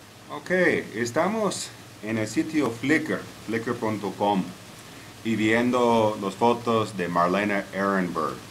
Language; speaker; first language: Spanish; non-native, fluent; English